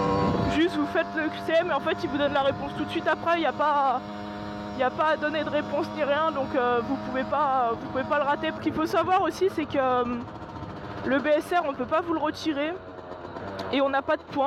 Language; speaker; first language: French; native; French